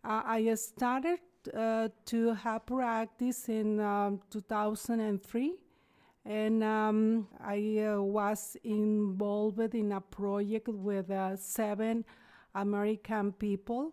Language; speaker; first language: English; non-native, learner; Spanish